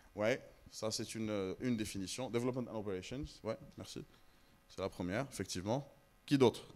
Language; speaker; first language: French; non-native, local second language; Arabic